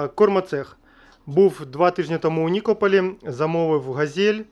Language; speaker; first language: Ukrainian; native; Ukrainian